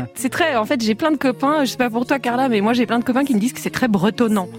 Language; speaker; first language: French; native; French